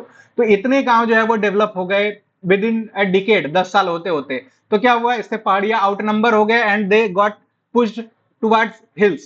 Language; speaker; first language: Hindi; native; Hindi